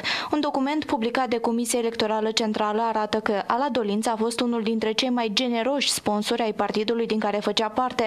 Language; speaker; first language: Romanian; native; Romanian